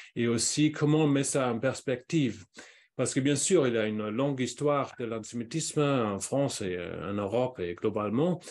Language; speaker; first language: French; non-native, fluent; German